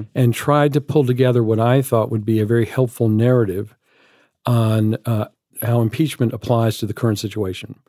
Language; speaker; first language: English; native; English